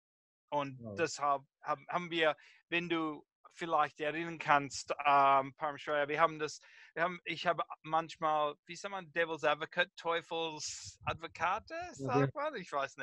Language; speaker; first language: German; non-native, fluent; English